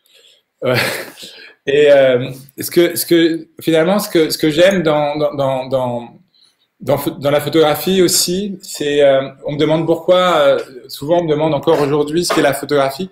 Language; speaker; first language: French; native; French